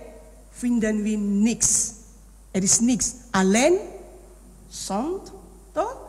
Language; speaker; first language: Dutch; non-native, fluent; Indonesian